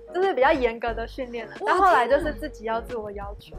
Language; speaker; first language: Chinese; native; Chinese